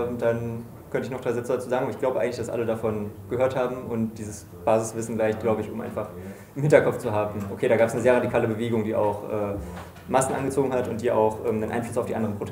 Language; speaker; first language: German; native; German